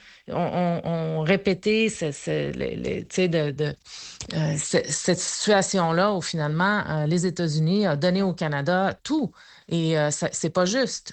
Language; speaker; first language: French; native; French